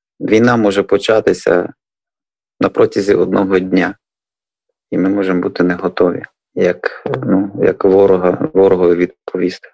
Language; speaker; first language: Ukrainian; native; Ukrainian